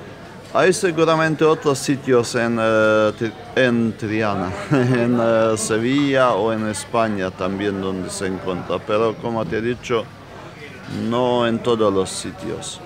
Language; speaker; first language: Spanish; non-native, fluent; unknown